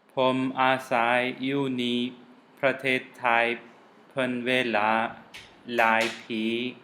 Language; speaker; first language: Thai; non-native, learner; Tamil